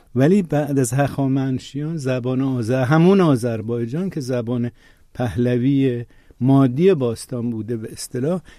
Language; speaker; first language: Persian; non-native, local second language; Azerbaijani